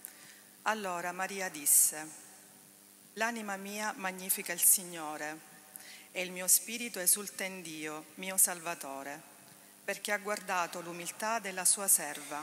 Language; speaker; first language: Italian; native; Italian